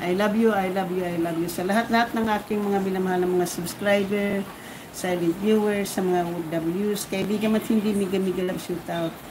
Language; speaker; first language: Filipino; non-native, local second language; Cebuano